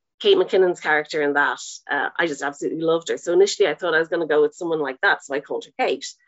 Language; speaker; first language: English; native; English